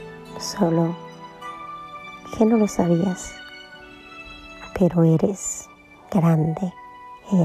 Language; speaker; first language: Spanish; native; Spanish